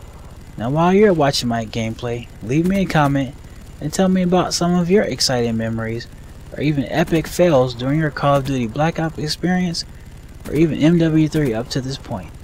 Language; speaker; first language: English; native; English